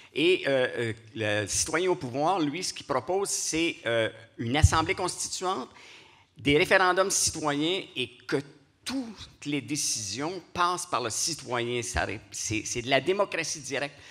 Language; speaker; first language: French; native; French